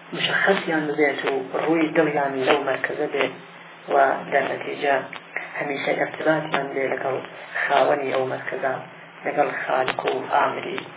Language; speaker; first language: Central Kurdish; non-native, local second language; Gurani